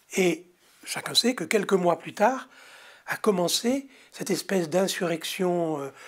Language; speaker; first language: French; native; French